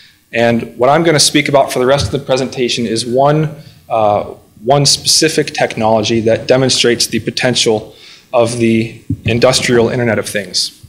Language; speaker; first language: English; native; English